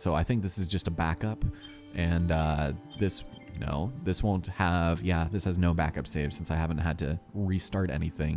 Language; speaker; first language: English; native; English